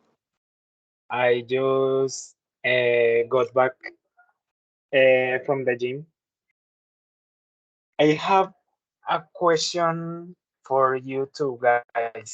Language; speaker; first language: English; non-native, learner; Spanish